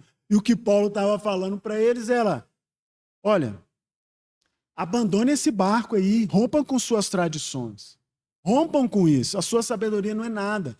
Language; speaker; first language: Portuguese; native; Portuguese